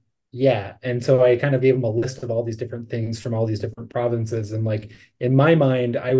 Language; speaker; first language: English; native; English